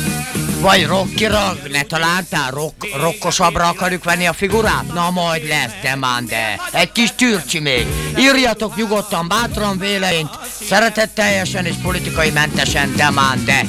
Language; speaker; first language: Hungarian; native; Hungarian